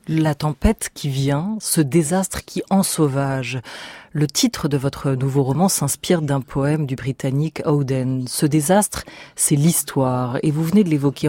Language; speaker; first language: French; native; French